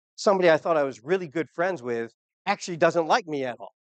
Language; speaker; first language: English; native; English